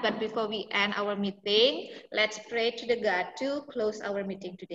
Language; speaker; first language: English; non-native, fluent; Indonesian